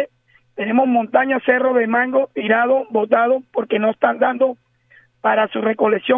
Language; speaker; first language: Spanish; native; Spanish